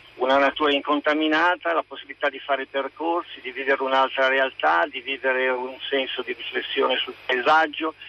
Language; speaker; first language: Italian; native; Italian